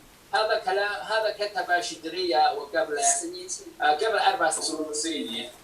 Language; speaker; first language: Arabic; non-native, fluent; Chinese